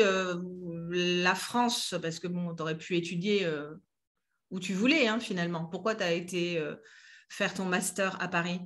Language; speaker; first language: French; native; French